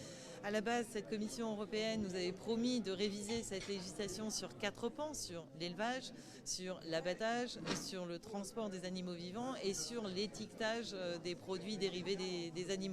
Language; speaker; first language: French; native; French